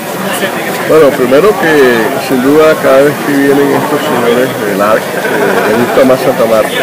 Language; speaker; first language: Spanish; native; Spanish